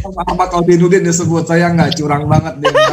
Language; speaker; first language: Indonesian; native; Indonesian